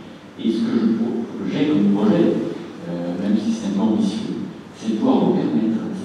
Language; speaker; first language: French; native; French